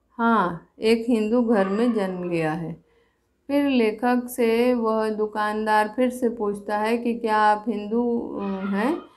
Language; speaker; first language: Hindi; native; Hindi